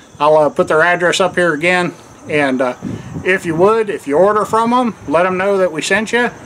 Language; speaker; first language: English; native; English